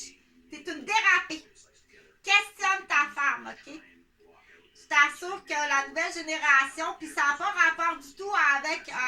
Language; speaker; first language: French; native; French